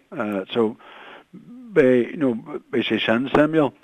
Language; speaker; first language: Irish; non-native, local second language; English